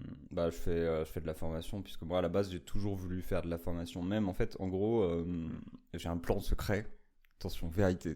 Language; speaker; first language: French; native; French